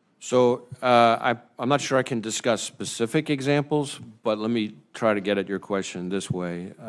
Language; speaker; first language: English; native; English